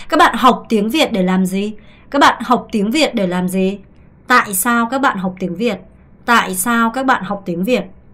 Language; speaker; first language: Vietnamese; non-native, fluent; Korean